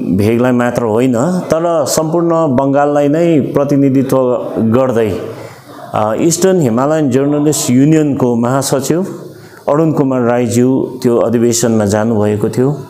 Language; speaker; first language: Nepali; native; Nepali